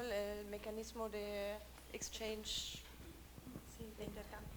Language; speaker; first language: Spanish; non-native, learner; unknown